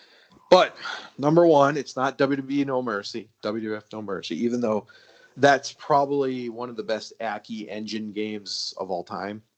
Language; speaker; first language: English; native; English